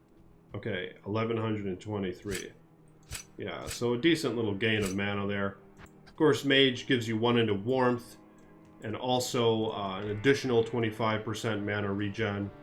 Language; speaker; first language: English; native; English